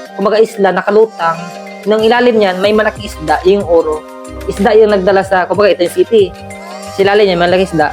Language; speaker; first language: Filipino; non-native, local second language; Cebuano